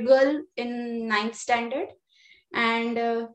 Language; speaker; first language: English; non-native, local second language; Marathi